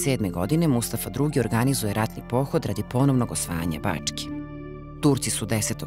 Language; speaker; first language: Serbian; native; Serbian